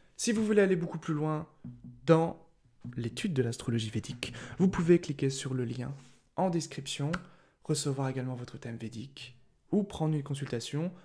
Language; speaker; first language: French; native; French